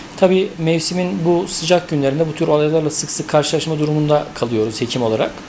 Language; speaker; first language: Turkish; native; Turkish